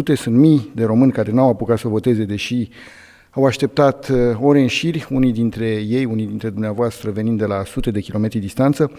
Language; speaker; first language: Romanian; native; Romanian